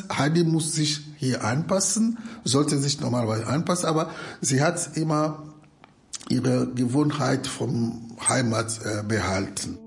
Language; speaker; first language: German; non-native, fluent; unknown